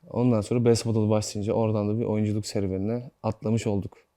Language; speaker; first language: Turkish; native; Turkish